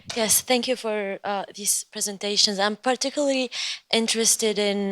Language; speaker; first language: English; non-native, fluent; Spanish